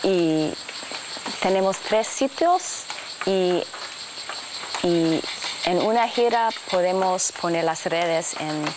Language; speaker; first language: Spanish; non-native, fluent; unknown